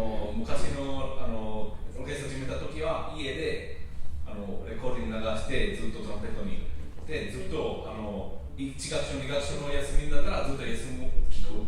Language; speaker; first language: Japanese; non-native, learner; English